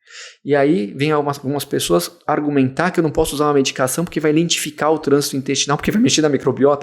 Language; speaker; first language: Portuguese; native; Portuguese